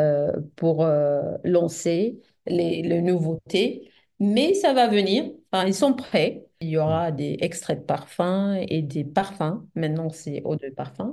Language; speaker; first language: French; non-native, fluent; Arabic